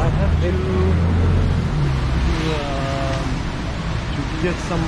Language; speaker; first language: English; non-native, fluent; French